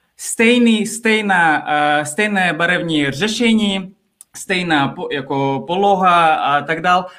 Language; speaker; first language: Czech; non-native, fluent; Russian